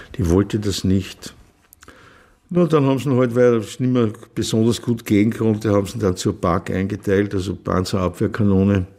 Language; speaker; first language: German; native; German